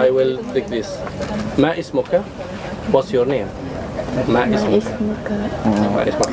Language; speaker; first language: English; non-native, learner; Arabic